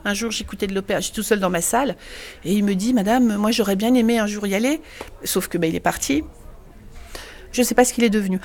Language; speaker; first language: French; native; French